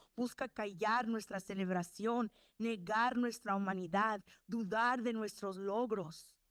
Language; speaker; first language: Spanish; early bilingual, other home language; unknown